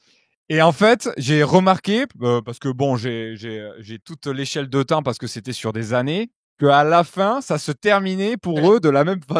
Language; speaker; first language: French; native; French